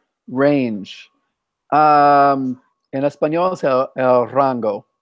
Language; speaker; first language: Spanish; non-native, fluent; English